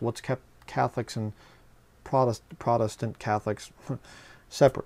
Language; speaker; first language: English; native; English